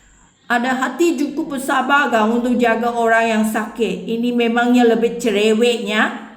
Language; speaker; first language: Indonesian; non-native, learner; Filipino